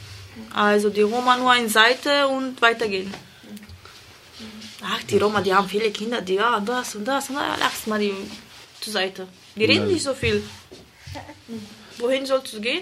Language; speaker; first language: German; non-native, learner; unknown